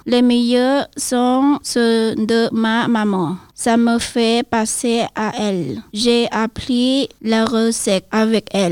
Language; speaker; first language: French; non-native, learner; Lao